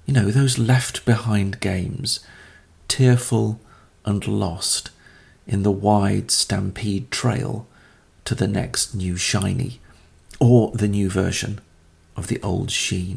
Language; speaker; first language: English; native; English